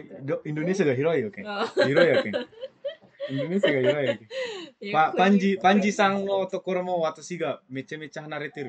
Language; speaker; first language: Japanese; non-native, fluent; Indonesian